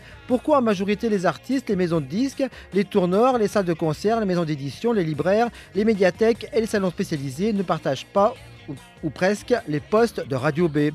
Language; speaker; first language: French; native; French